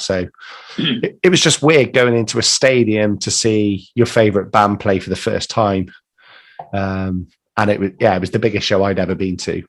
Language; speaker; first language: English; native; English